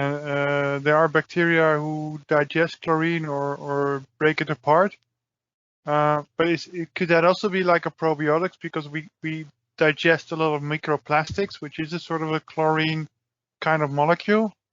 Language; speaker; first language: English; non-native, fluent; Dutch